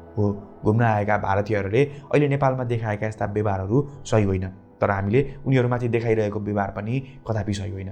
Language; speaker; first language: Nepali; native; Nepali